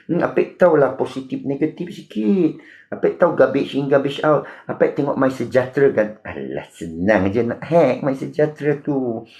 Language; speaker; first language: Malay; non-native, local second language; Min Nan Chinese